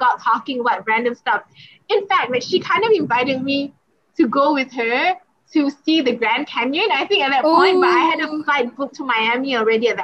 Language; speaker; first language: English; non-native, local second language; Malay